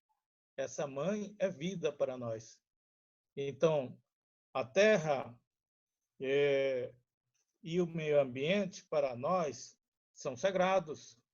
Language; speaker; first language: Portuguese; non-native, local second language; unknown